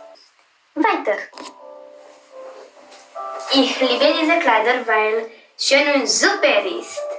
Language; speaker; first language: German; non-native, learner; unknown